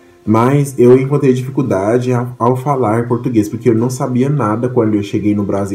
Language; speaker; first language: Portuguese; non-native, fluent; Haitian Creole